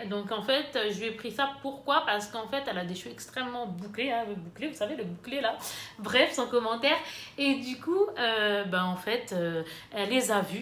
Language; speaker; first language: French; native; French